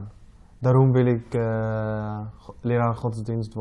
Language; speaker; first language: Dutch; non-native, learner; Arabic